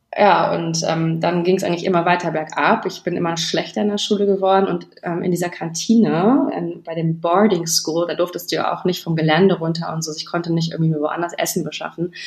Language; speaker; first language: German; native; German